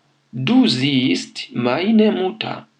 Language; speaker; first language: German; non-native, fluent; French